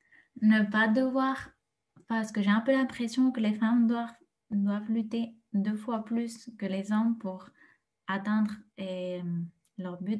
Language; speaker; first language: French; non-native, fluent; Spanish